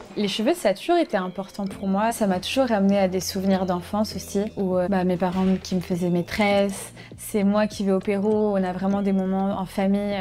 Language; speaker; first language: French; early bilingual, other home language; Spanish